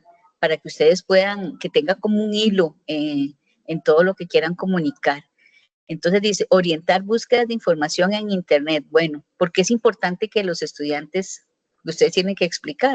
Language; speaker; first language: Spanish; native; Spanish